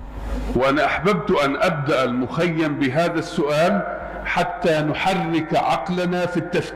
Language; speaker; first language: Arabic; non-native, fluent; Indonesian